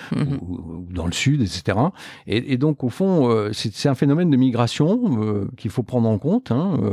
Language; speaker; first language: French; native; French